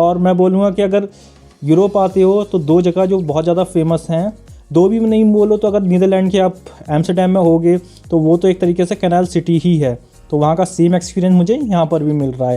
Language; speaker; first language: Hindi; native; Hindi